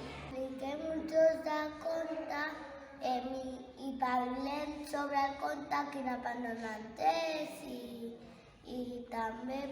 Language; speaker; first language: Catalan; non-native, local second language; Spanish